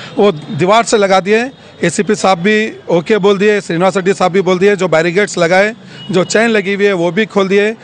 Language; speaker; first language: Urdu; native; Urdu